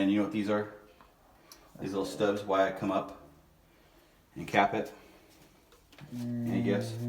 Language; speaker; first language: English; native; English